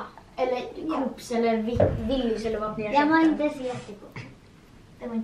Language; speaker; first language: Swedish; native; Swedish